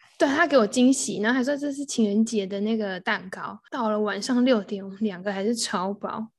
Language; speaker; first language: Chinese; native; Chinese